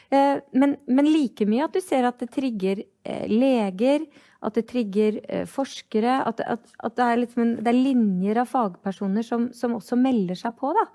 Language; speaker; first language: Norwegian; native; Norwegian